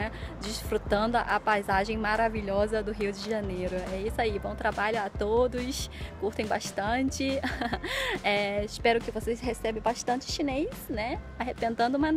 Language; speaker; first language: Portuguese; non-native, fluent; Chinese